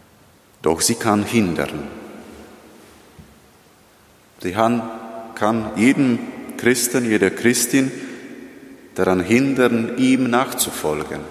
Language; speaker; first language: German; non-native, fluent; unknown